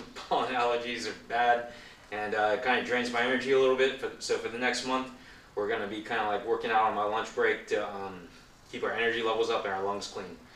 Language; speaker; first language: English; native; English